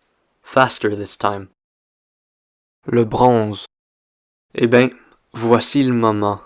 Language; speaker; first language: French; non-native, fluent; English